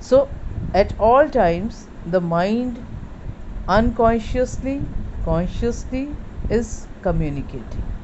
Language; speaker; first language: English; non-native, local second language; Punjabi